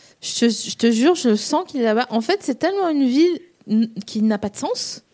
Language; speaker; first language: French; native; French